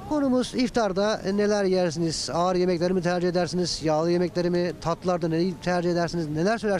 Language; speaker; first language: Turkish; native; Turkish